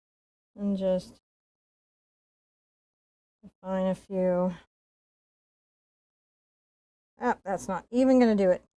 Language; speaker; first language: English; native; English